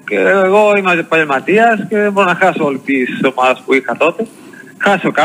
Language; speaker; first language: Greek; non-native, learner; Spanish